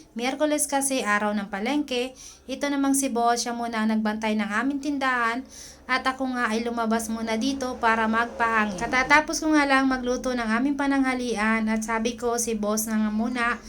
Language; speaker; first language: Filipino; non-native, local second language; Bikol